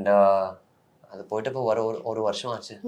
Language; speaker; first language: Tamil; non-native, fluent; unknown